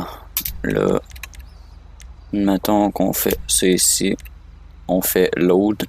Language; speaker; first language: French; native; French